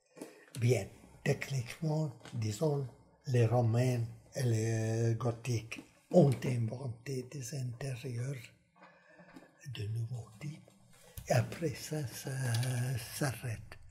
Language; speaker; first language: French; non-native, fluent; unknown